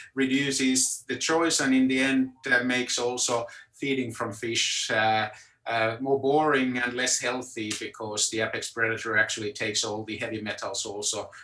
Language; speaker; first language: English; non-native, fluent; Finnish